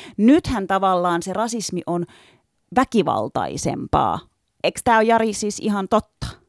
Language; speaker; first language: Finnish; early bilingual, other home language; Turkish